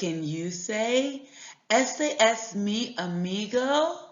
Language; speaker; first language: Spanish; non-native, learner; English